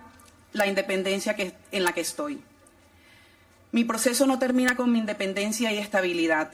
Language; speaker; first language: Spanish; native; Spanish